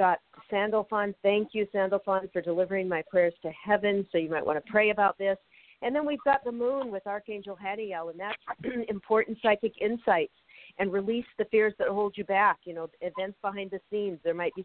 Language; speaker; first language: English; native; English